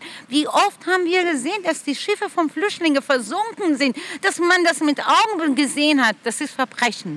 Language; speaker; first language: German; non-native, fluent; Persian